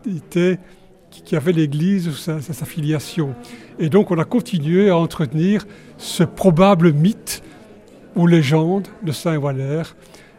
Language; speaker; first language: French; native; French